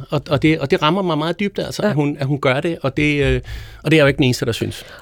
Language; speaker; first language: Danish; native; Danish